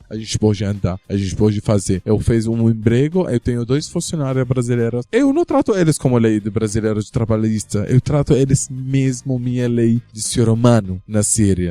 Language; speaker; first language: Portuguese; non-native, learner; Arabic